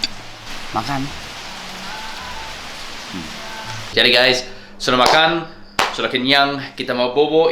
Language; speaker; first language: Indonesian; non-native, fluent; English